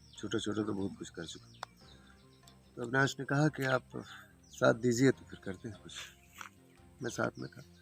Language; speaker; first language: Hindi; native; Hindi